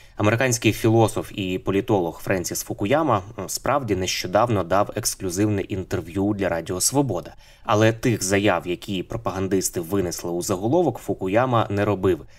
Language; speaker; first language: Ukrainian; native; Ukrainian